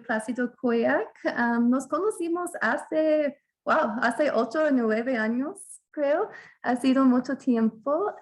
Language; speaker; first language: Spanish; non-native, fluent; English